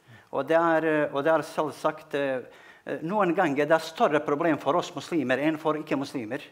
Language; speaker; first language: Norwegian; non-native, fluent; Bosnian